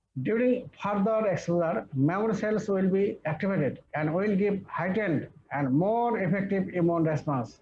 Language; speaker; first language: English; non-native, local second language; Bangla